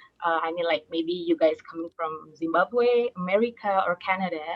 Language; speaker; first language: English; non-native, fluent; Indonesian